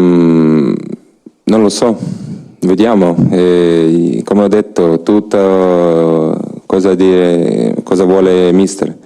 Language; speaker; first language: Italian; non-native, learner; Ukrainian